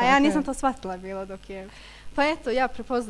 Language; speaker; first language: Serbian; early bilingual, heritage; Bosnian